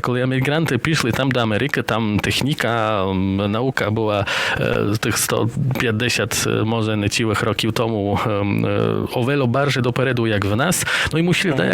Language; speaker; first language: Polish; non-native, local second language; Rusyn